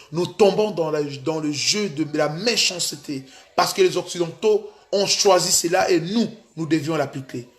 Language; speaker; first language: French; non-native, local second language; Lingala